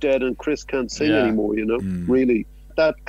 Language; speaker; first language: English; native; English